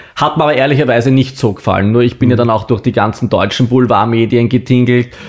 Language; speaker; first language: German; native; German